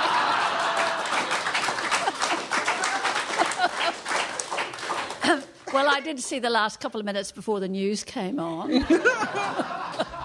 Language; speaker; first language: English; native; English